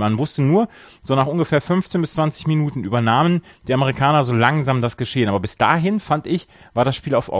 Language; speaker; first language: German; native; German